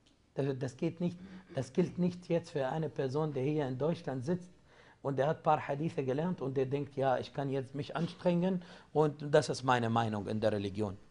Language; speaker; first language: German; non-native, fluent; Arabic